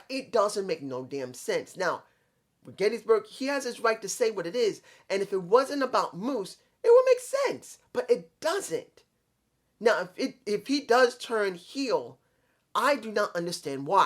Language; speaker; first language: English; native; English